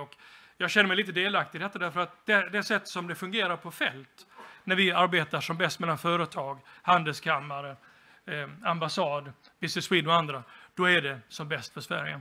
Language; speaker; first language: Swedish; native; Swedish